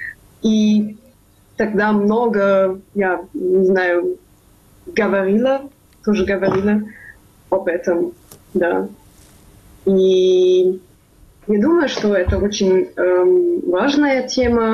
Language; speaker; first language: Russian; non-native, fluent; German